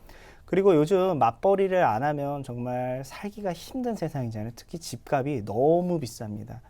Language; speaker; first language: Korean; native; Korean